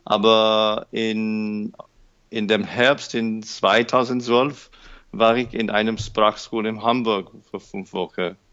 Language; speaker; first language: German; non-native, learner; English